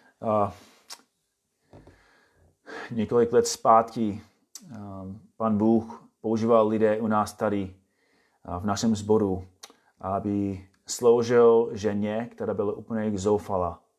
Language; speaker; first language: Czech; non-native, fluent; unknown